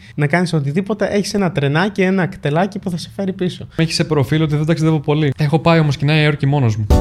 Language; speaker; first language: Greek; early bilingual, other home language; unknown